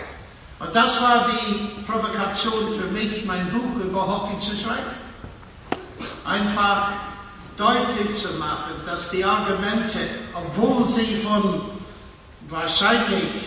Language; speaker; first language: German; non-native, fluent; English